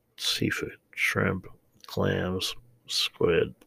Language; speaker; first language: English; native; English